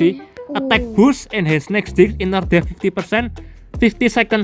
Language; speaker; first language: English; non-native, fluent; Indonesian